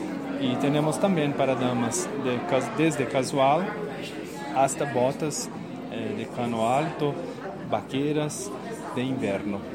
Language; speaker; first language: Spanish; non-native, learner; Portuguese